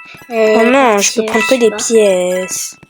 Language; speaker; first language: French; native; French